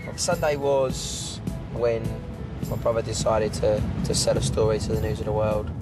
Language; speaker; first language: English; native; English